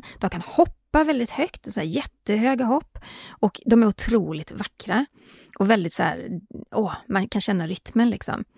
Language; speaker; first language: Swedish; native; Swedish